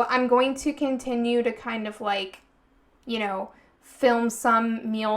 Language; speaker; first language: English; native; English